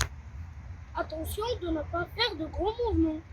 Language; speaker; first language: French; native; French